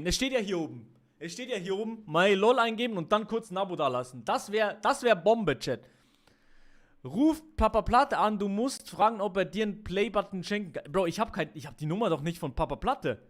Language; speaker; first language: German; native; German